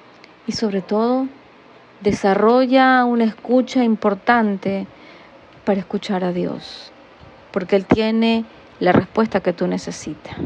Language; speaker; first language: Spanish; native; Spanish